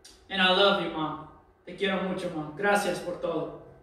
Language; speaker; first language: Spanish; early bilingual, heritage; Spanish